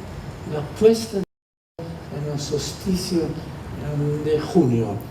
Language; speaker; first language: Spanish; non-native, fluent; Dutch